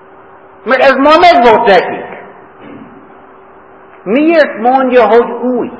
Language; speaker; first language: Hungarian; non-native, fluent; English